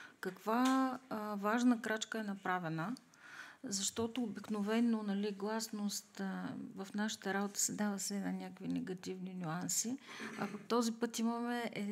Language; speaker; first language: Bulgarian; native; Bulgarian